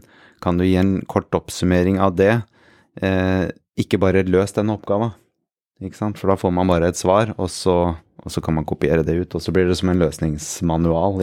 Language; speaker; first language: Norwegian; native; Norwegian